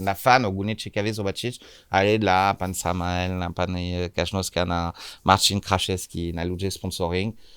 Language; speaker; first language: Polish; non-native, learner; French